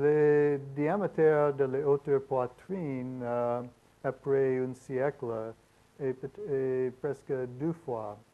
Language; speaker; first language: French; non-native, learner; English